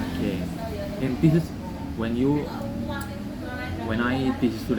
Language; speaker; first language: English; non-native, learner; Indonesian